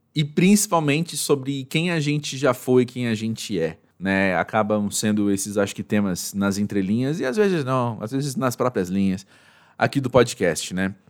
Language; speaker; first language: Portuguese; native; Portuguese